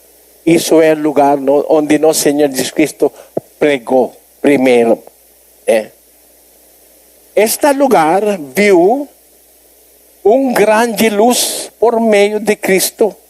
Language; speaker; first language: Portuguese; non-native, learner; Filipino